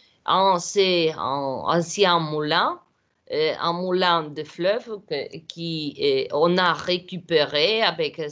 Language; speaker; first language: French; non-native, learner; Portuguese